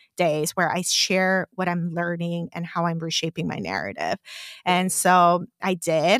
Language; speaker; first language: English; non-native, fluent; Korean